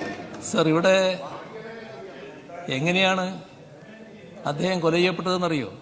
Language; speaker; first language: Malayalam; native; Malayalam